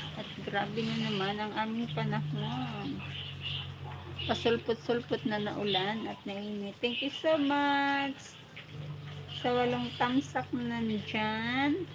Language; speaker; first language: Filipino; non-native, local second language; Bikol